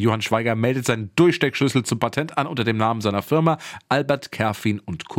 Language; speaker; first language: German; native; German